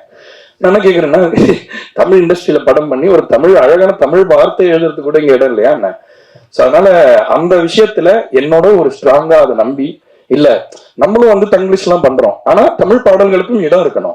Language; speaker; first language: Tamil; native; Tamil